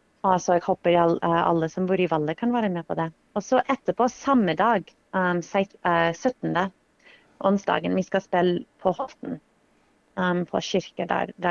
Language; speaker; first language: Norwegian; non-native, fluent; English